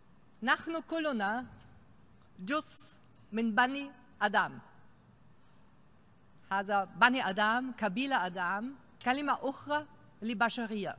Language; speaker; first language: Arabic; non-native, fluent; German